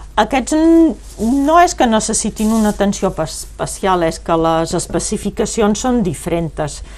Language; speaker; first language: Catalan; non-native, local second language; French